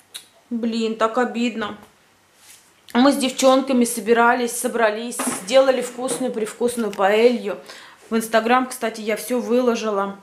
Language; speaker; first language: Russian; native; Russian